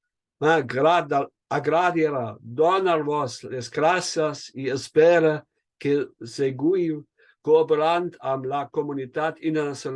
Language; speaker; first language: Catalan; non-native, learner; German